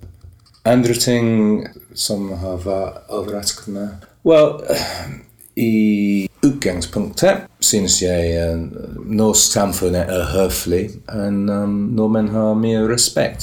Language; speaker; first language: Norwegian; non-native, learner; English